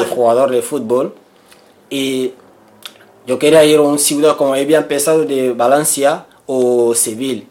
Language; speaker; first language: Spanish; non-native, learner; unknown